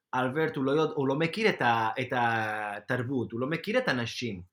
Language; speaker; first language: Hebrew; non-native, fluent; Spanish